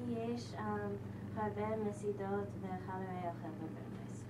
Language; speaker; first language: Hebrew; non-native, learner; English